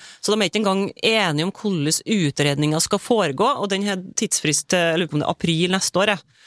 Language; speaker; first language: Norwegian; native; Norwegian